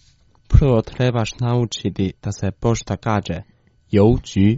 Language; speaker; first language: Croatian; non-native, fluent; Chinese